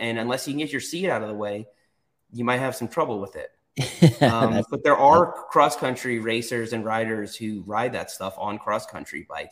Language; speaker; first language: English; native; English